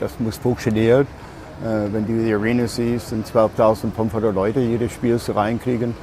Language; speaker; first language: German; non-native, learner; English